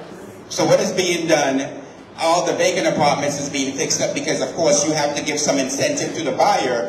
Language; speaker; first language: English; native; English